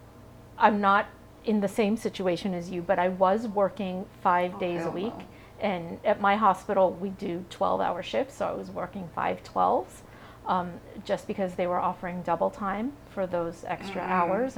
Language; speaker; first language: English; native; English